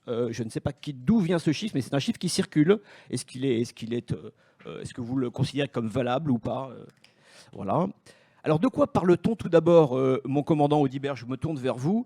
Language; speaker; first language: French; native; French